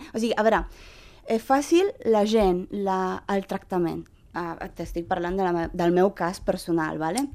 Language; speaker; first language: Catalan; non-native, fluent; Romanian